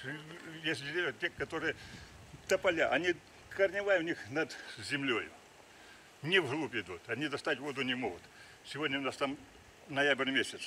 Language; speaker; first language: Russian; native; Russian